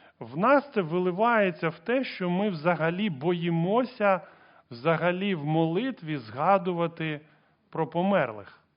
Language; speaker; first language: Ukrainian; non-native, local second language; Russian